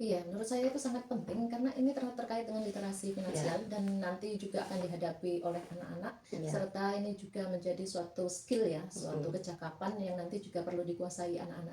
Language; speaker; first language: Indonesian; native; Indonesian